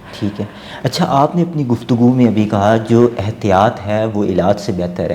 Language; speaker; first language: Urdu; native; Urdu